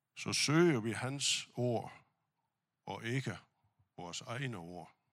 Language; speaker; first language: Danish; non-native, fluent; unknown